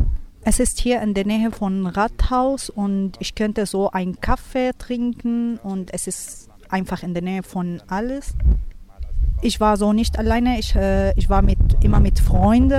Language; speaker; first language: German; non-native, learner; Arabic